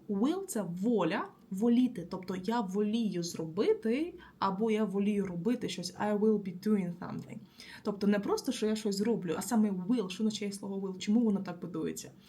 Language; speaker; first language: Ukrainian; native; Ukrainian